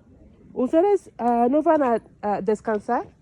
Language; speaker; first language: Spanish; non-native, learner; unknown